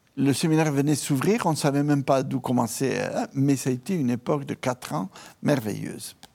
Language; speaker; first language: French; non-native, fluent; Italian